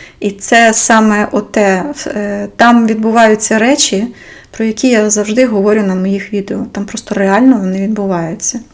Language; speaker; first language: Ukrainian; non-native, local second language; Russian